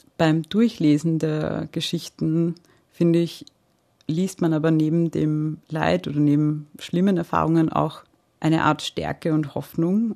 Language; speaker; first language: German; native; German